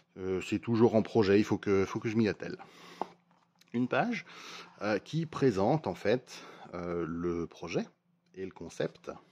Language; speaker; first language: French; native; French